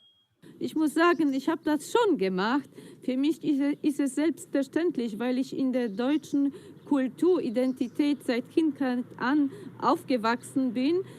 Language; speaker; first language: German; early bilingual, heritage; German